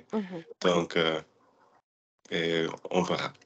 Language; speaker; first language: French; non-native, learner; English